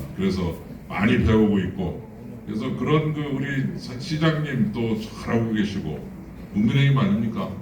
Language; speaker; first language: Korean; native; Korean